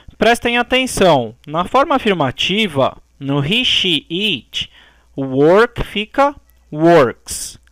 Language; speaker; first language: Portuguese; native; Portuguese